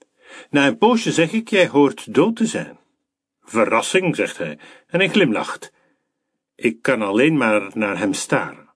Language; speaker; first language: Dutch; native; Dutch